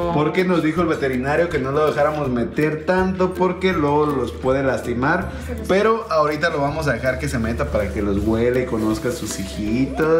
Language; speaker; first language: Spanish; native; Spanish